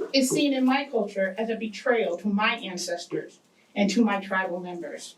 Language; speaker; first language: English; native; English